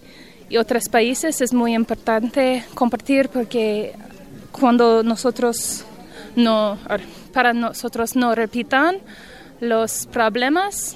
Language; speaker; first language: Spanish; non-native, learner; English